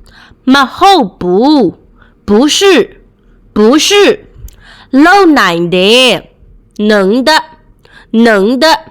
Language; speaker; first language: Chinese; non-native, fluent; Burmese